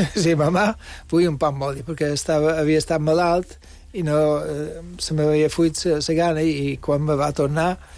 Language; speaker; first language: Catalan; non-native, local second language; English